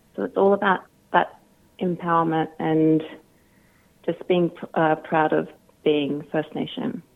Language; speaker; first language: English; native; English